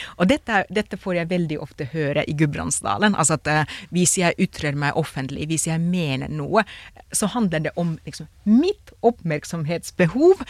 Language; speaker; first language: Norwegian; non-native, fluent; Finnish